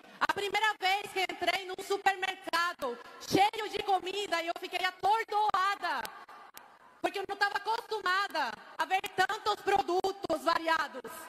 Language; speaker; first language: Portuguese; early bilingual, other home language; Spanish